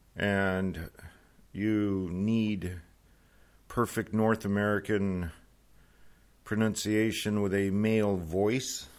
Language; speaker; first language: English; native; English